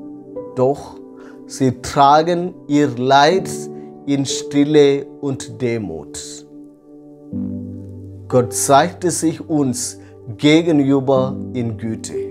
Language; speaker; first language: German; non-native, fluent; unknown